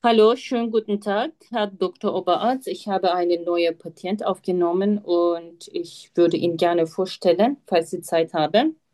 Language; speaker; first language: German; non-native, learner; Turkish